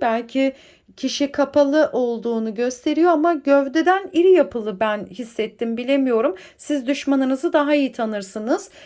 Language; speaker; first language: Turkish; native; Turkish